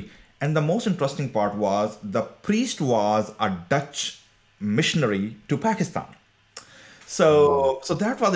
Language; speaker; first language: English; non-native, local second language; Punjabi